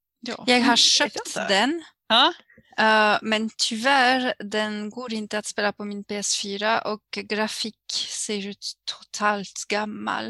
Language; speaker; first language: Swedish; non-native, learner; French